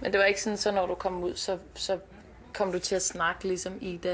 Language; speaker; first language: Danish; native; Danish